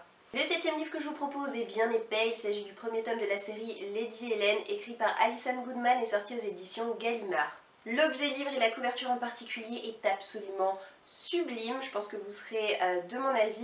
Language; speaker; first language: French; native; French